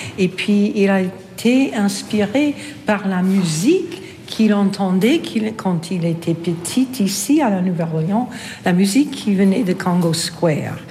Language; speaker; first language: French; non-native, fluent; English